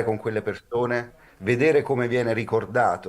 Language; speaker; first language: Italian; native; Italian